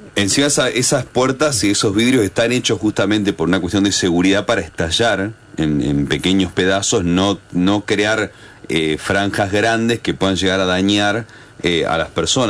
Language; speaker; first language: Spanish; native; Spanish